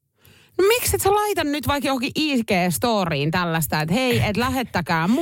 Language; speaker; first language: Finnish; native; Finnish